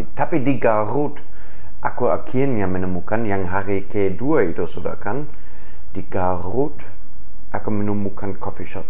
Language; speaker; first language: Indonesian; non-native, fluent; German